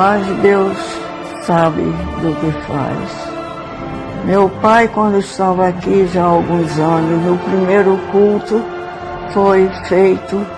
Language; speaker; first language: Portuguese; early bilingual, other home language; Swedish